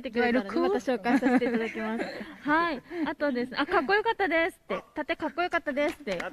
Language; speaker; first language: Japanese; native; Japanese